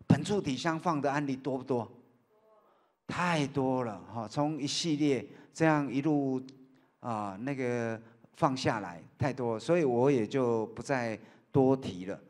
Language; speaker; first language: Chinese; native; Chinese